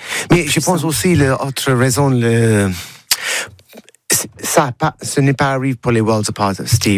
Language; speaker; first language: French; non-native, learner; English